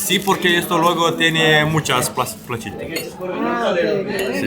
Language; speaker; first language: Spanish; non-native, learner; Romanian